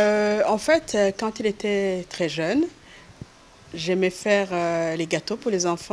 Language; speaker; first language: French; non-native, local second language; Rundi